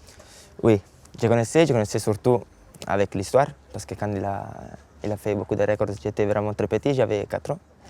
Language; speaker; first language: French; non-native, learner; Italian